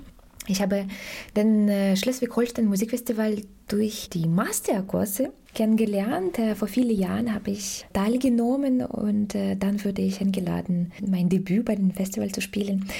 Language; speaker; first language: German; non-native, fluent; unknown